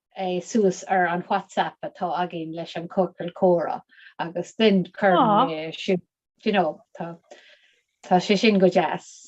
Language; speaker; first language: Irish; non-native, local second language; English